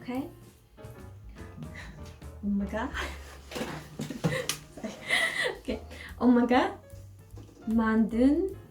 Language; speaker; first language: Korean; non-native, learner; English